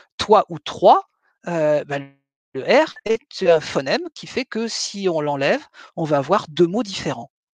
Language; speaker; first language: French; native; French